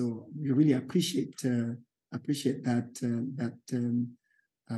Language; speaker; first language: English; non-native, local second language; Yoruba